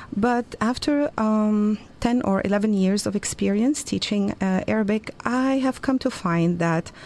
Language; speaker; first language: English; non-native, fluent; Arabic